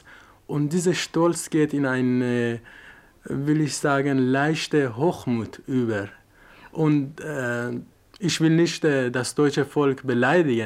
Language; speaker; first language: German; non-native, learner; Persian